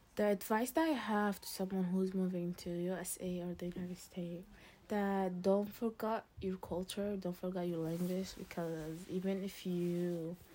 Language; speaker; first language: English; early bilingual, other home language; Arabic